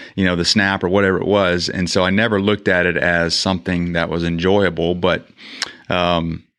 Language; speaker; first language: English; native; English